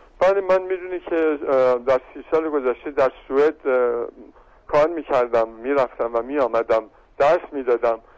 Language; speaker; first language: Persian; native; Persian